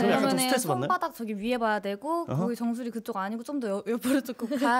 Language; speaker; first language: Korean; native; Korean